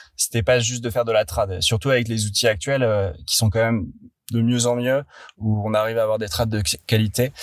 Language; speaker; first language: French; native; French